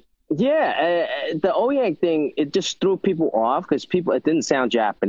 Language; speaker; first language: English; non-native, local second language; Wu Chinese